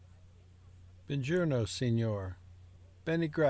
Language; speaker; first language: Italian; non-native, learner; English